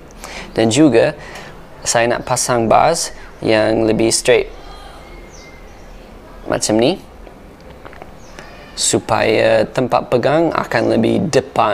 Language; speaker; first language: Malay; non-native, fluent; English